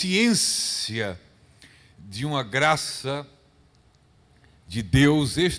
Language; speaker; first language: Portuguese; native; Portuguese